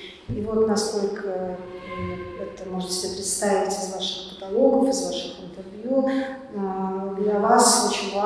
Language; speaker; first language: Russian; native; Russian